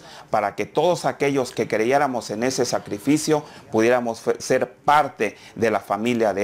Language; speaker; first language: Spanish; native; Spanish